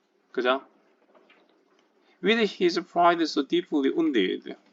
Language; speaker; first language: English; non-native, fluent; Korean